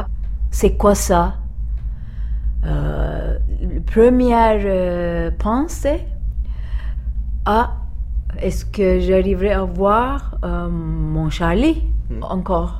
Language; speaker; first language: French; non-native, learner; Turkish